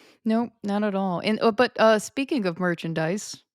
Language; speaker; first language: English; native; English